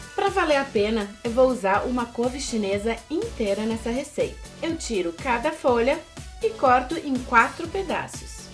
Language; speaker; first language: Portuguese; native; Portuguese